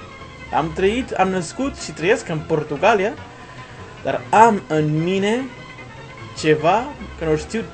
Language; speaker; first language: Romanian; non-native, learner; Portuguese